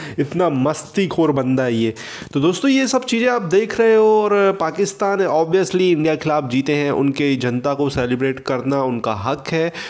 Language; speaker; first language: Hindi; native; Hindi